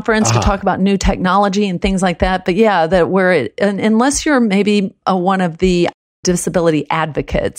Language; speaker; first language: English; early bilingual, other home language; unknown